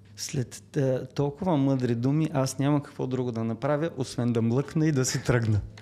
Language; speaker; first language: Bulgarian; native; Bulgarian